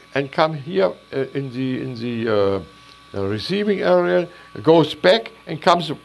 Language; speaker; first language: English; non-native, learner; German